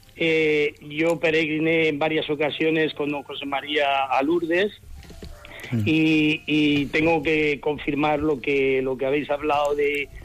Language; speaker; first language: Spanish; native; Spanish